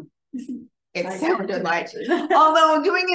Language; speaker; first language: English; native; English